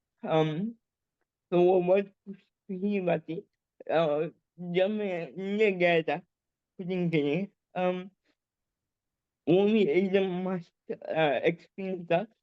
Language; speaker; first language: Hindi; early bilingual, heritage; Hindi